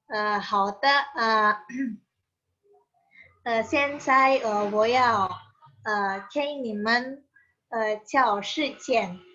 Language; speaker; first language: Chinese; non-native, learner; Indonesian